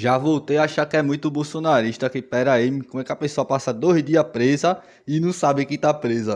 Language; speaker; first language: Portuguese; native; Portuguese